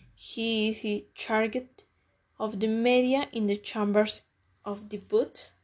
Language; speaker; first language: English; non-native, learner; Spanish